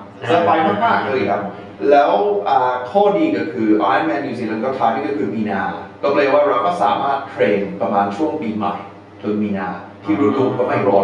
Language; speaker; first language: Thai; non-native, fluent; English